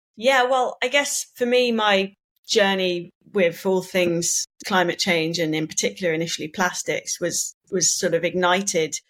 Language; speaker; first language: English; native; English